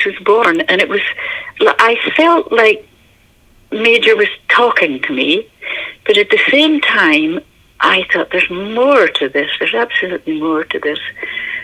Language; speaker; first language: English; native; English